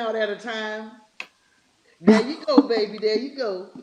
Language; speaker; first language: English; native; English